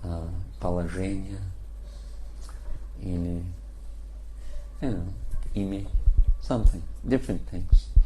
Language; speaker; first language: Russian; non-native, learner; English